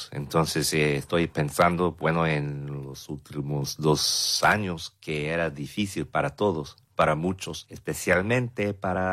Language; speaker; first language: Spanish; non-native, fluent; English